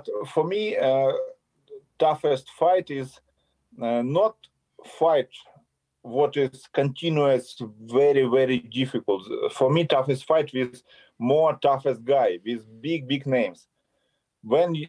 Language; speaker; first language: English; non-native, learner; Ukrainian